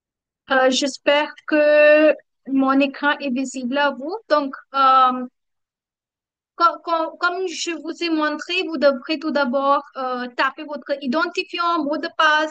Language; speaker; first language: French; non-native, learner; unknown